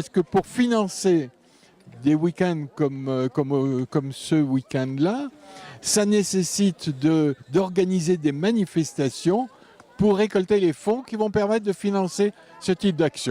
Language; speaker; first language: French; native; French